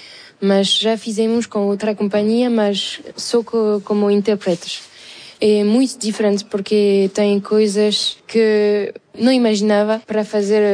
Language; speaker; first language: Portuguese; non-native, fluent; French